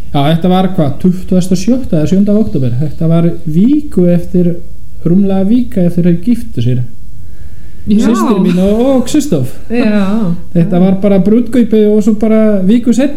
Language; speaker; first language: Icelandic; non-native, fluent; Polish